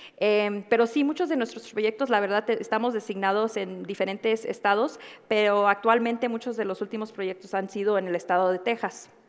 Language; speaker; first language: Spanish; early bilingual, heritage; Spanish